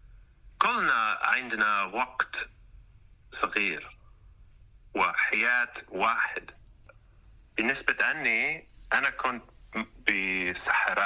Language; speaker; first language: Arabic; non-native, learner; English